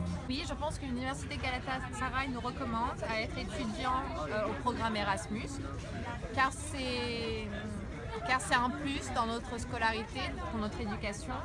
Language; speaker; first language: French; non-native, fluent; Turkish